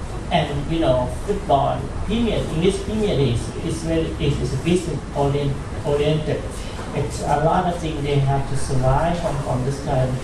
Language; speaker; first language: English; non-native, fluent; Thai